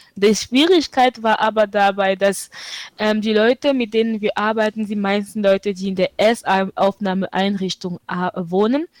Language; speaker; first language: German; non-native, fluent; French